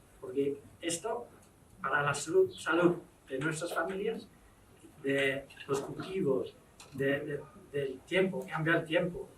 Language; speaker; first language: Spanish; non-native, fluent; English